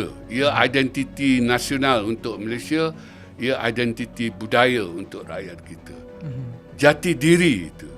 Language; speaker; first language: Malay; native; Malay